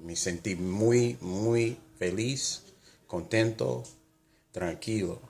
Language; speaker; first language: Spanish; non-native, learner; English